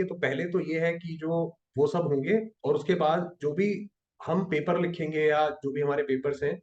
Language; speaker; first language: Hindi; native; Hindi